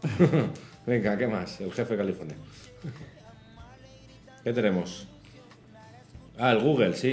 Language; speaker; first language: Spanish; native; Spanish